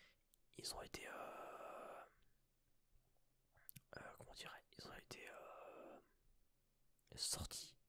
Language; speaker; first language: French; native; French